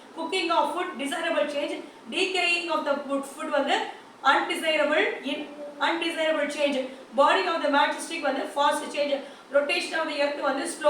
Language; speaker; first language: English; non-native, local second language; Tamil